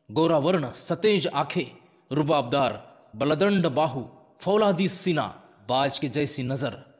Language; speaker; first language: Hindi; non-native, local second language; Marathi